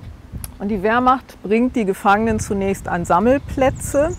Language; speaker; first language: German; native; German